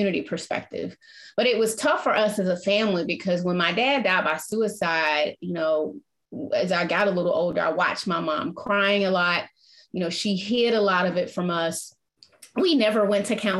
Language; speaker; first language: English; native; English